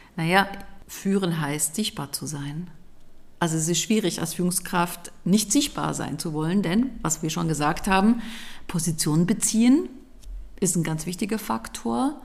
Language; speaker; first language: German; native; German